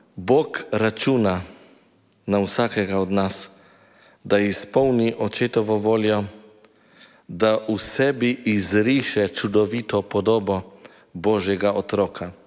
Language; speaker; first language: Slovenian; native; Slovenian